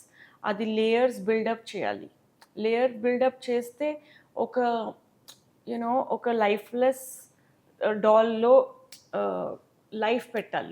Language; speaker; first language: Telugu; non-native, local second language; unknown